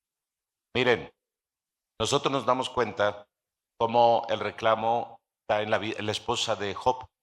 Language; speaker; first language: Spanish; native; Spanish